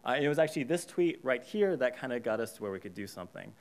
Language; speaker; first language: English; native; English